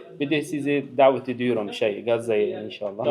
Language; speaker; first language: Turkish; non-native, learner; Arabic